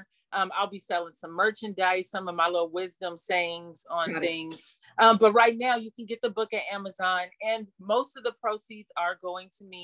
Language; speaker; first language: English; native; English